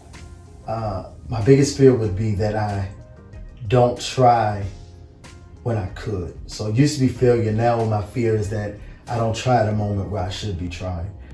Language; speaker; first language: English; native; English